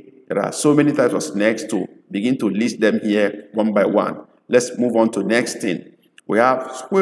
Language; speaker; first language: English; non-native, local second language; Igbo